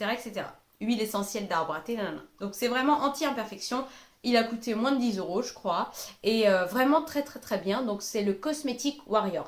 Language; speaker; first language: French; native; French